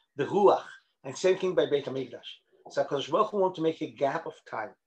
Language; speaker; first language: English; non-native, fluent; Hebrew